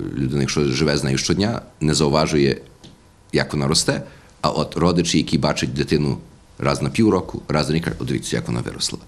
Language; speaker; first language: Ukrainian; early bilingual, heritage; Ukrainian